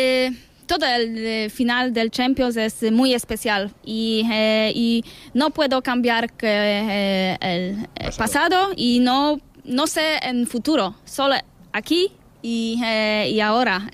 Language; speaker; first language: Spanish; non-native, learner; Polish